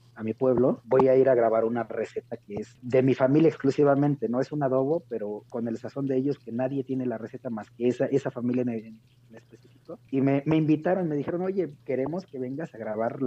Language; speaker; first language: Spanish; native; Spanish